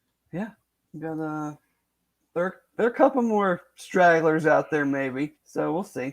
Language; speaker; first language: English; native; English